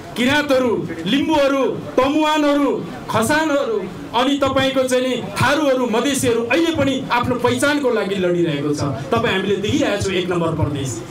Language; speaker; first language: Nepali; non-native, local second language; Eastern Tamang